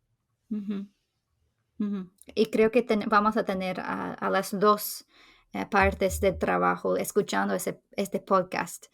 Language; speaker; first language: Spanish; non-native, fluent; English